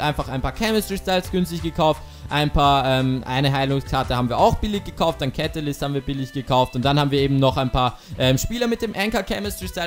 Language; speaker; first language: German; native; German